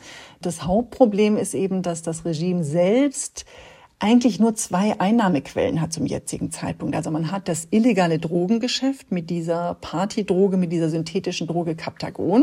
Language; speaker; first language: German; native; German